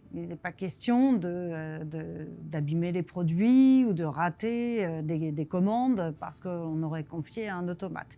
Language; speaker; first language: French; native; French